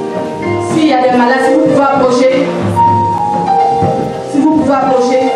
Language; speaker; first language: French; non-native, local second language; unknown